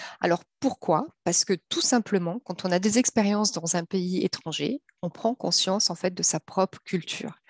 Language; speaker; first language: French; native; French